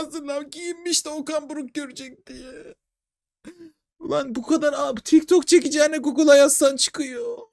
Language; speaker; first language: Turkish; native; Turkish